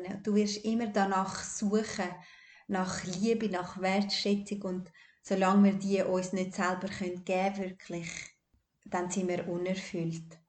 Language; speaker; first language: German; early bilingual, other home language; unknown